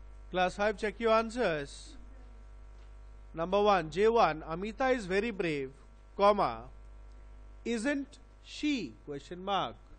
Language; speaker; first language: English; non-native, local second language; Bangla